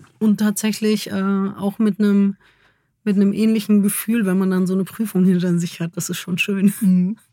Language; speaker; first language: German; early bilingual, other home language; Kurdish